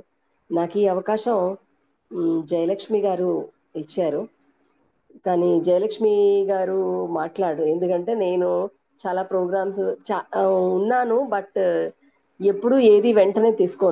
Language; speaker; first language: Telugu; native; Telugu